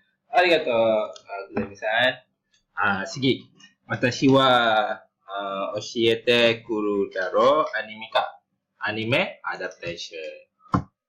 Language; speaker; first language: Japanese; non-native, learner; Malay